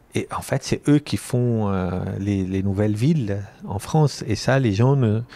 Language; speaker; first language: French; non-native, local second language; Arabic